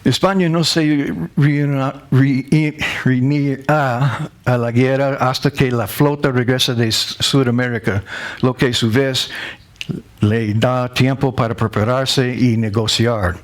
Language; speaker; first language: Spanish; non-native, learner; English